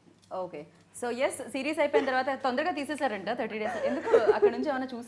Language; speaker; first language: Telugu; native; Telugu